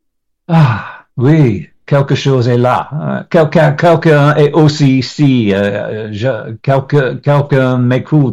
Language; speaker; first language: French; non-native, learner; English